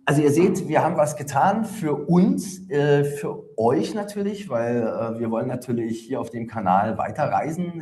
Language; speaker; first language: German; native; German